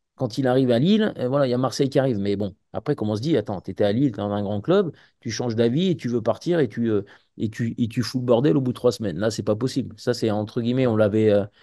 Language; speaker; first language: French; native; French